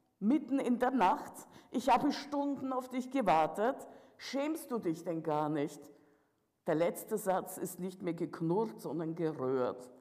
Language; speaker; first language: German; early bilingual, other home language; Russian